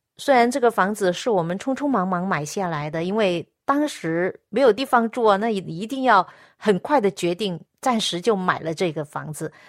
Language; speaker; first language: Chinese; non-native, local second language; Cantonese